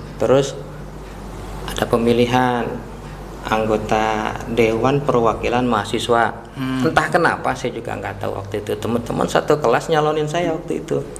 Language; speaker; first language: Indonesian; native; Indonesian